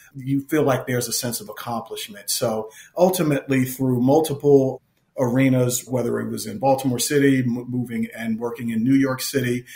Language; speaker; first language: English; native; English